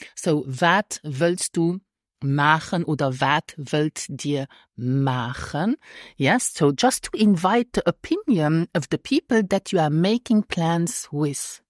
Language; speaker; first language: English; non-native, fluent; Luxembourgish